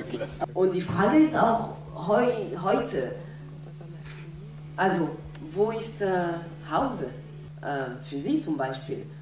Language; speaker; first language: German; non-native, learner; French